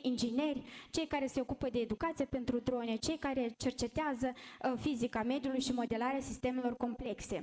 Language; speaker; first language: Romanian; native; Romanian